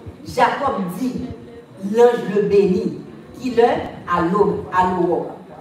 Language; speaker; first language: French; native; French